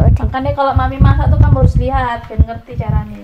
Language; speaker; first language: Indonesian; non-native, local second language; Javanese